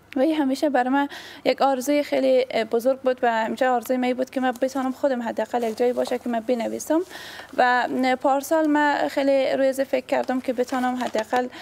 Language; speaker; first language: Persian; native; Persian